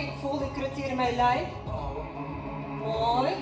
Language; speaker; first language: Dutch; non-native, learner; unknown